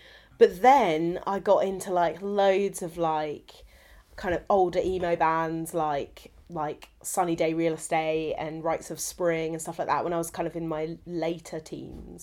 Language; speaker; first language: English; native; English